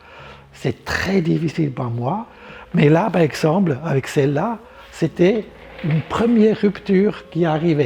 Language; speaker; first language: French; non-native, local second language; German